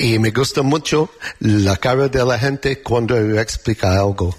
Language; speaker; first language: Spanish; non-native, learner; English